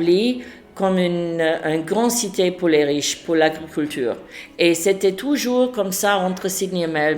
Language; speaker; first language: French; non-native, fluent; English